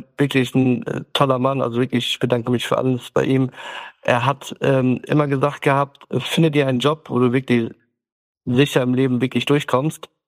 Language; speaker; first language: German; early bilingual, other home language; Turkish